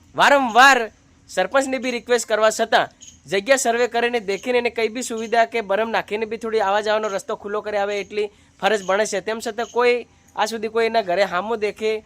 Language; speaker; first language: Gujarati; non-native, local second language; Bhili